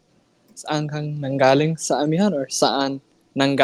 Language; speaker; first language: Filipino; non-native, learner; English